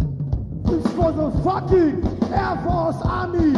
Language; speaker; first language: English; non-native, learner; German